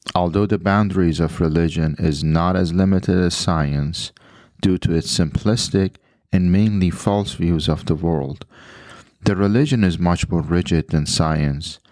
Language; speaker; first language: English; non-native, fluent; Persian